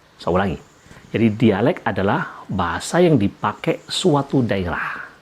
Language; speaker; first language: Indonesian; native; Indonesian